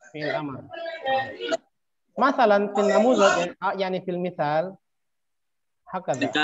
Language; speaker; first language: Arabic; non-native, fluent; Indonesian